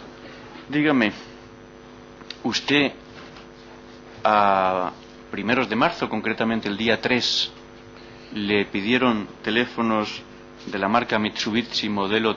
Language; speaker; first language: Spanish; native; Spanish